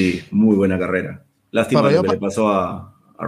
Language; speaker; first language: Spanish; native; Spanish